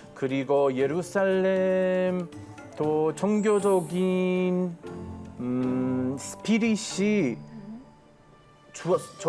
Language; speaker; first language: Korean; non-native, fluent; Hebrew